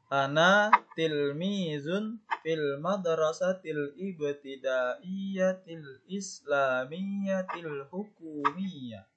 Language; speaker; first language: Arabic; non-native, fluent; Indonesian